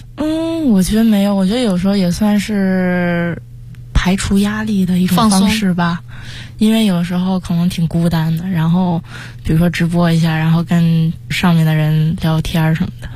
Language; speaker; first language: Chinese; native; Chinese